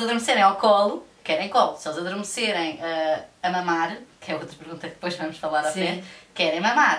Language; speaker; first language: Portuguese; native; Portuguese